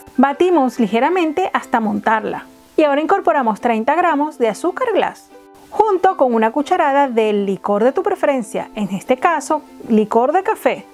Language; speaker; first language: Spanish; native; Spanish